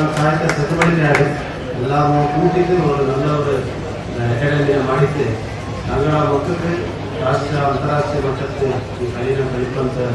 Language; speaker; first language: Kannada; non-native, local second language; Kodava